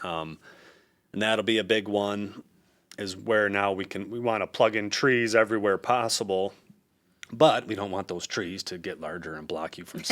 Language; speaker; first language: English; native; English